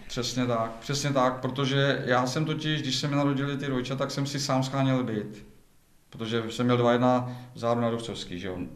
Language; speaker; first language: Czech; native; Czech